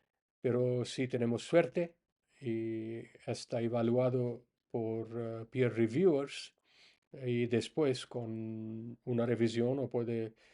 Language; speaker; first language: Spanish; non-native, fluent; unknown